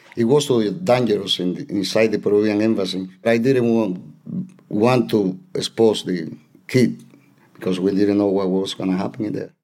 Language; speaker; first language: English; non-native, fluent; Spanish